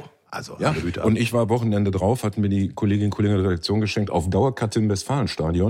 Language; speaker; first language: German; native; German